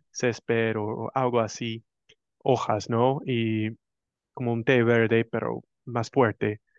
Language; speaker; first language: Spanish; non-native, fluent; English